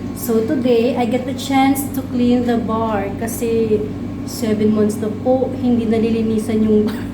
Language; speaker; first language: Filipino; non-native, local second language; Hiligaynon